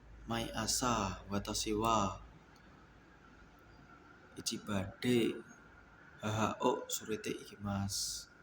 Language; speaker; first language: Japanese; non-native, learner; Indonesian